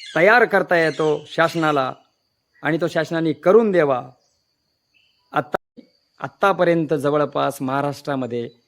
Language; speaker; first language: Marathi; non-native, local second language; Lambadi